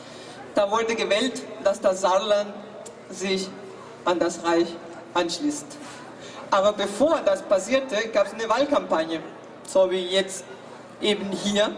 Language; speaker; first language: German; non-native, fluent; Spanish